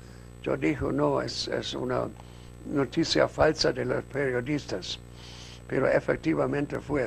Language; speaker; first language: Spanish; non-native, fluent; German